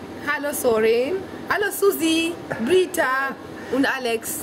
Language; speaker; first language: German; non-native, learner; Swahili